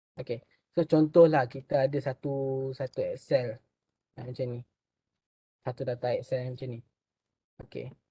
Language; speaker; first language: Malay; native; Malay